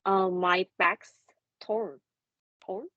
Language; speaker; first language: English; non-native, learner; Korean